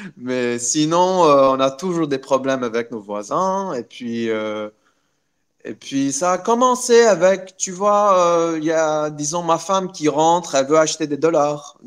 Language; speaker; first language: French; non-native, local second language; Arabic